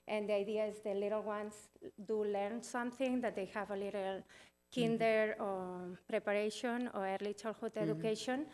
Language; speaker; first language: English; non-native, fluent; Spanish